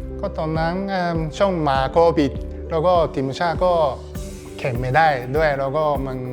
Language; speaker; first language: Thai; non-native, learner; Japanese